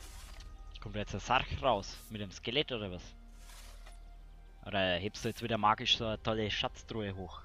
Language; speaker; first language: German; native; German